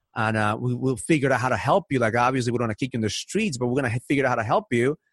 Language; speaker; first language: English; early bilingual, other home language; Spanish